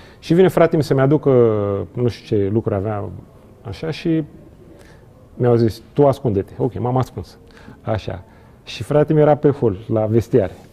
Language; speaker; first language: Romanian; non-native, fluent; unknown